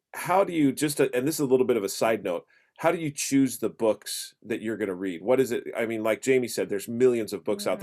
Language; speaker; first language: English; native; English